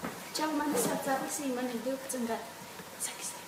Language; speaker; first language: Latvian; early bilingual, heritage; Latvian